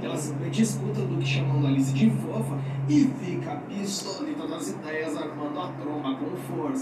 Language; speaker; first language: Portuguese; native; Portuguese